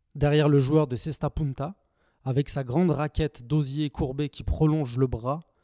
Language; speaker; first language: French; native; French